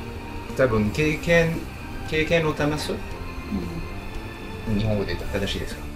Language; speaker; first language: Japanese; non-native, learner; French